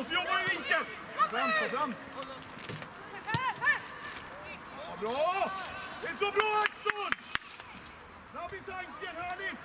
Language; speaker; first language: Swedish; native; Swedish